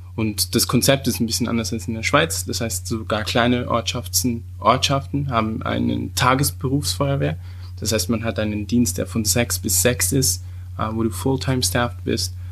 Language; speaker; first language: German; early bilingual, heritage; German